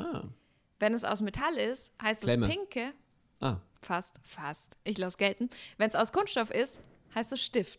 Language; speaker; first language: German; native; German